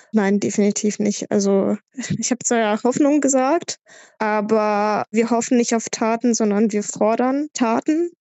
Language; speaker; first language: German; native; German